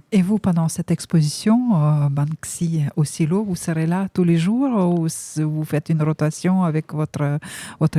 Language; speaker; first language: French; native; French